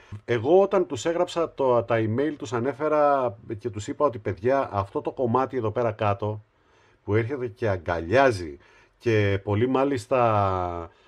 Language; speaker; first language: Greek; native; Greek